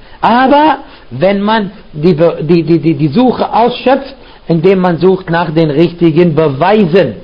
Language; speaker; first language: German; non-native, fluent; Arabic